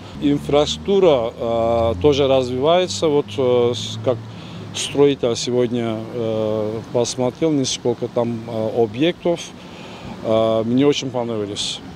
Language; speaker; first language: Russian; non-native, fluent; Turkish